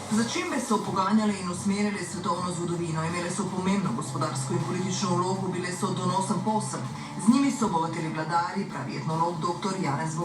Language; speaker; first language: Slovenian; native; Slovenian